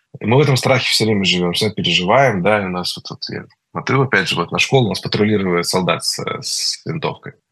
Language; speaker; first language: Russian; early bilingual, heritage; Russian